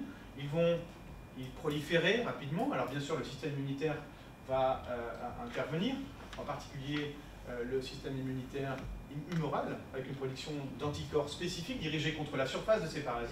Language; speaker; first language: French; native; French